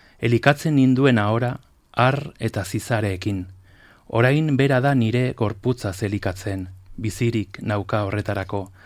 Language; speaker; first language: Basque; non-native, local second language; Spanish